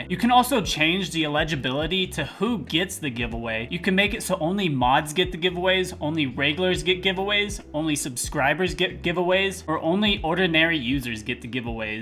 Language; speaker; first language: English; native; English